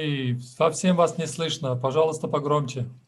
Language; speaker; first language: Russian; native; Russian